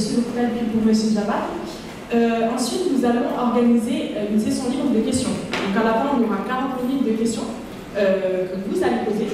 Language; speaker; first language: French; native; French